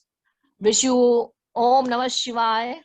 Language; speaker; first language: English; non-native, learner; Hindi